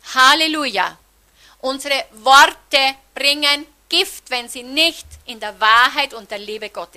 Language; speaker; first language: German; native; German